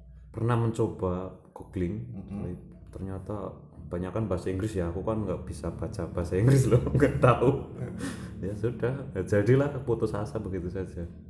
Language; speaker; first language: Indonesian; non-native, local second language; Javanese